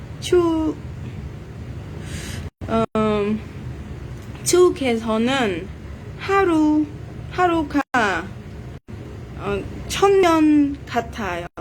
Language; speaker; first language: Korean; non-native, learner; Vietnamese